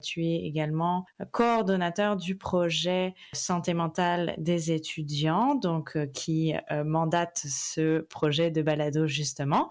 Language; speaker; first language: French; native; French